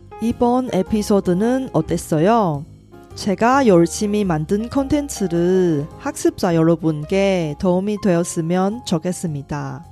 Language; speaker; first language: Korean; non-native, fluent; Chinese